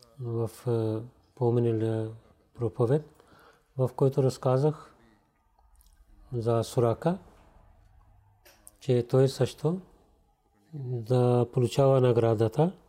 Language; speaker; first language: Bulgarian; non-native, learner; Urdu